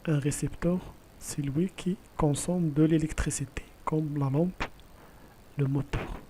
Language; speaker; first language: French; non-native, local second language; Arabic